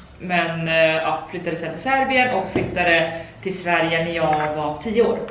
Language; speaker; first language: Swedish; early bilingual, other home language; Serbian